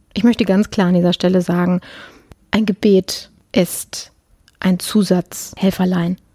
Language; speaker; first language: German; early bilingual, other home language; Polish